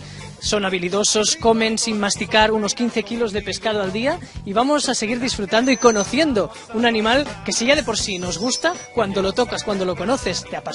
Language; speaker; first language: Spanish; native; Spanish